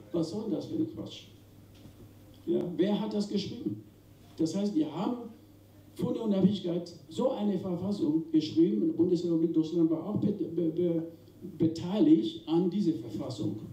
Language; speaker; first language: German; non-native, fluent; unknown